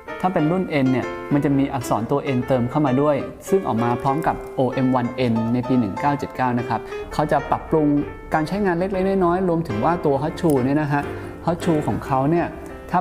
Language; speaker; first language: Thai; native; Thai